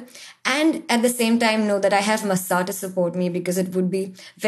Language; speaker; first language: English; non-native, local second language; Marathi